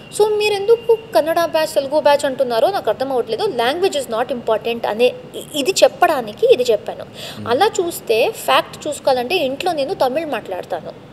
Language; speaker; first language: Telugu; non-native, local second language; Tamil